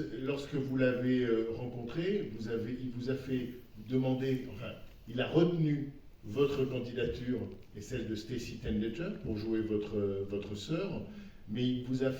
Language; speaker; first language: French; native; French